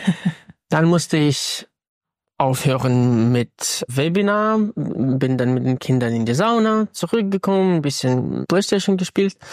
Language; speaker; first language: German; non-native, fluent; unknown